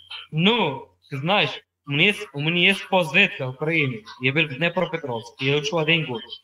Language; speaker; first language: Russian; non-native, learner; Arabic